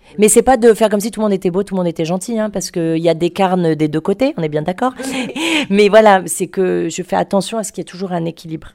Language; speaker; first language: French; native; French